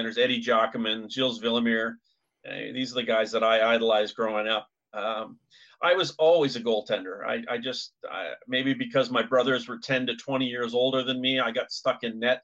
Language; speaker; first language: English; native; English